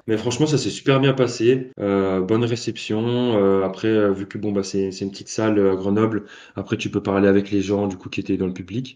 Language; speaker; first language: French; native; French